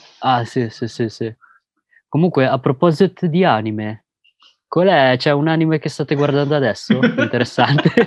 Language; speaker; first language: Italian; early bilingual, other home language; Filipino